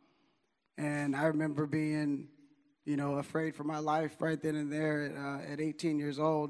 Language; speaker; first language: English; native; English